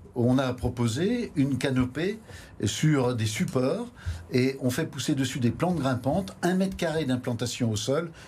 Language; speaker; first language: French; native; French